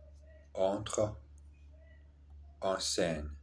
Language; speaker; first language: French; non-native, learner; Portuguese